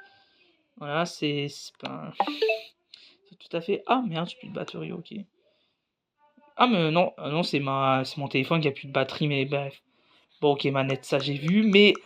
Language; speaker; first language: French; native; French